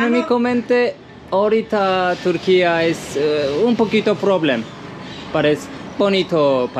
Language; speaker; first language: Spanish; non-native, learner; Turkish